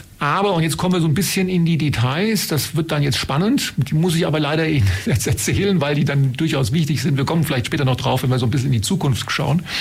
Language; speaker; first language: German; native; German